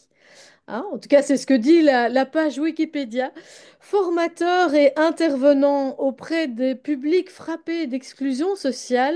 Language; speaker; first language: French; native; French